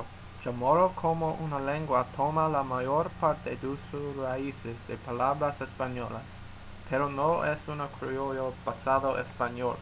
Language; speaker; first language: Spanish; non-native, learner; English